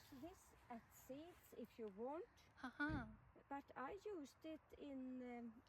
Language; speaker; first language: English; non-native, learner; Swedish